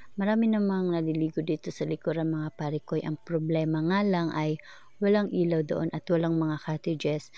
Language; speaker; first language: Filipino; non-native, local second language; Cebuano